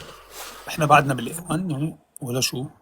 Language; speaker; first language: Arabic; native; Arabic